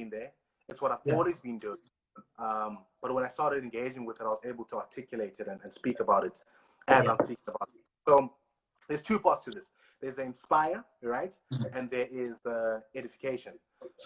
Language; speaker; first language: English; non-native, local second language; Xhosa